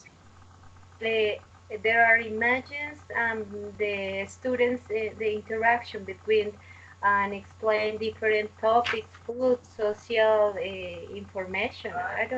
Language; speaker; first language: English; non-native, learner; Spanish